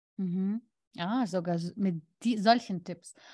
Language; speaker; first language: German; non-native, fluent; Lithuanian